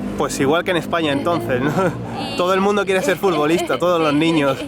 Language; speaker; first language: Spanish; native; Spanish